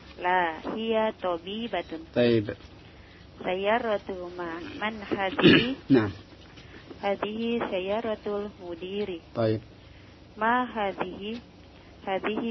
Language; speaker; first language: Arabic; non-native, learner; Indonesian